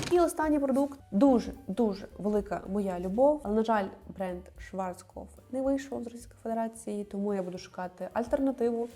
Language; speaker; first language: Ukrainian; native; Ukrainian